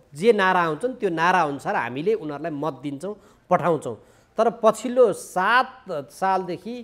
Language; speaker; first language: Nepali; native; Nepali